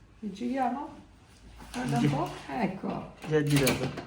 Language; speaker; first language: Italian; native; Italian